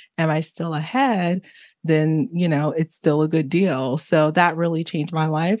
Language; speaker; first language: English; early bilingual, other home language; Haitian Creole